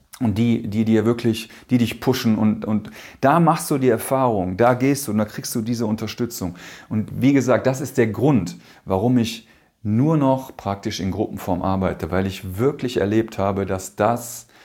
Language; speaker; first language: German; native; German